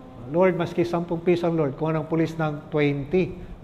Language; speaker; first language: Filipino; native; Filipino